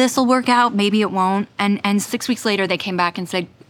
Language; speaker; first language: English; native; English